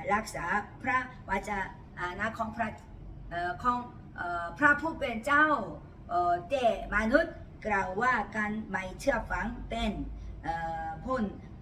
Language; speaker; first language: Thai; non-native, learner; Korean